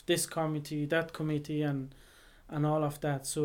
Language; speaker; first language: English; non-native, fluent; Persian